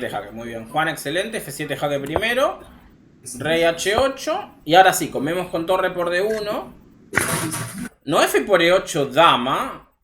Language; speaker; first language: Spanish; native; Spanish